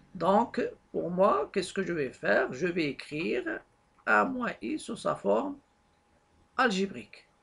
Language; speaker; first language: French; non-native, local second language; Arabic